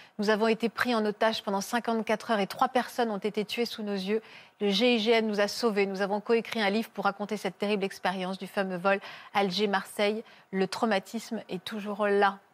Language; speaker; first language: French; native; French